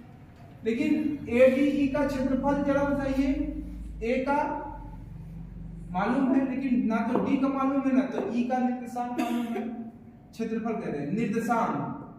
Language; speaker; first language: Hindi; native; Hindi